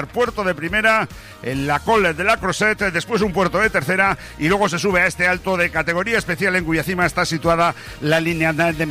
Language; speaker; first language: Spanish; native; Spanish